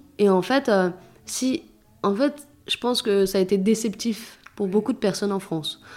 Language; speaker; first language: French; early bilingual, other home language; Arabic